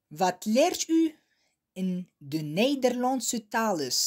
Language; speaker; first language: Dutch; non-native, learner; Arabic